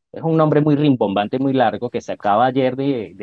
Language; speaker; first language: Spanish; native; Spanish